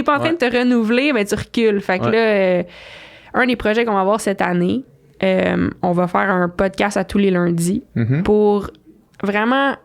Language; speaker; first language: French; native; French